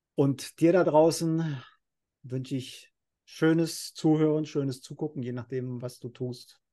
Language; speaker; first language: German; non-native, fluent; Spanish